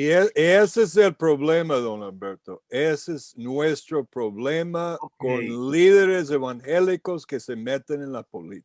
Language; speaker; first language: Spanish; non-native, fluent; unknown